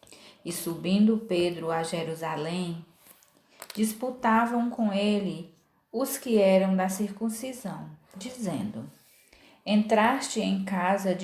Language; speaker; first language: Portuguese; native; Portuguese